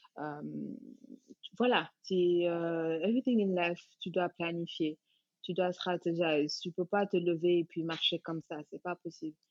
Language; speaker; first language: French; non-native, local second language; Wolof